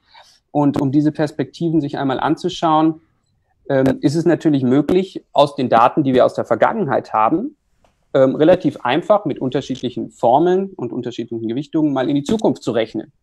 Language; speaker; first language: German; native; German